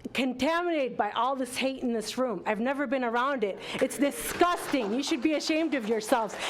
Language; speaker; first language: English; non-native, fluent; Arabic